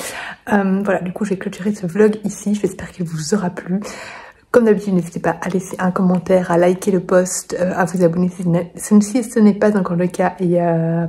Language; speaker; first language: French; native; French